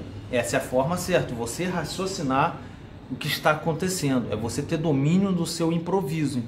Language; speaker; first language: Portuguese; native; Portuguese